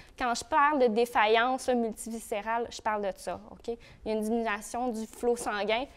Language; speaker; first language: French; native; French